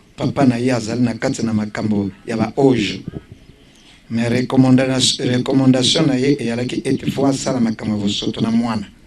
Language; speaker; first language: Lingala; native; Lingala